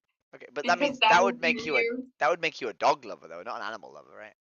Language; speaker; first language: English; native; English